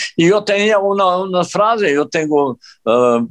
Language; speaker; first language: Spanish; non-native, fluent; Serbian